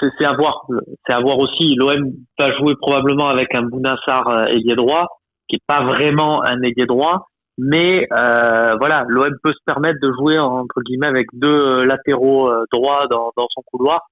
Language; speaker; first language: French; native; French